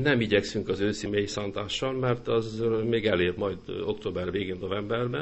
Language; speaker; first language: Hungarian; native; Hungarian